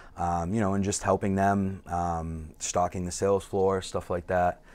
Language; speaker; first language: English; native; English